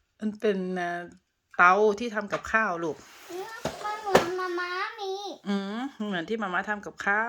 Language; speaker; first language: Thai; native; Thai